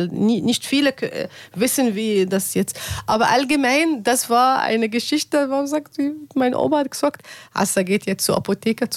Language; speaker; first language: German; non-native, learner; Arabic